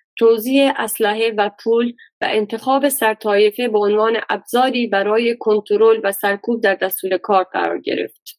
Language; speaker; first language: Persian; non-native, local second language; Baluchi